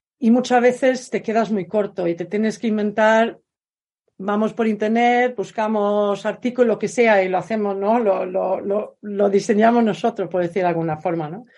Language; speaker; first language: Spanish; non-native, fluent; Swedish